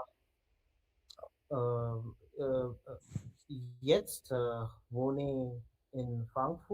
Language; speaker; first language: German; non-native, learner; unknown